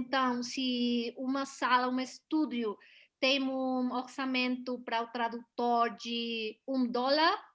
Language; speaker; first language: Portuguese; non-native, learner; Spanish